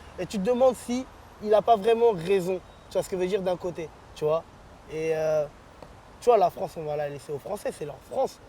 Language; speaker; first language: French; early bilingual, other home language; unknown